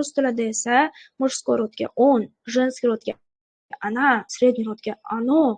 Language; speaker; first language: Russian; non-native, local second language; Uzbek